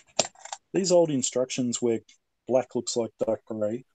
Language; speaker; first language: English; native; English